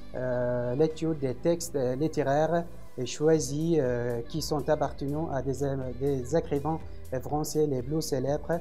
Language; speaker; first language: French; non-native, fluent; Arabic